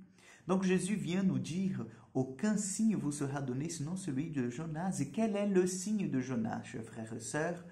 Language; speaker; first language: French; non-native, fluent; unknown